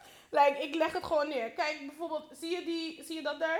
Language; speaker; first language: Dutch; early bilingual, heritage; Dutch